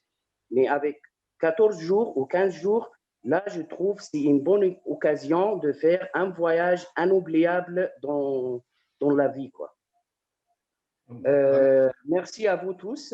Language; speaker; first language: French; non-native, fluent; Arabic